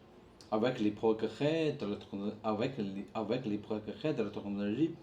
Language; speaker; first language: French; non-native, learner; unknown